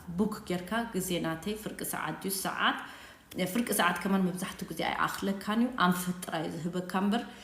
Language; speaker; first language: Tigrinya; native; Tigrinya